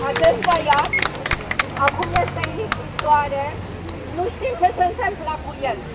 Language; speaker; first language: Romanian; non-native, fluent; Persian